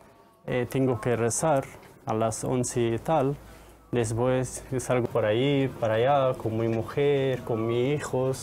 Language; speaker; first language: Spanish; non-native, learner; Arabic